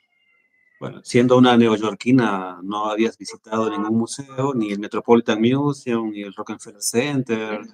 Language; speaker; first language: Spanish; native; Spanish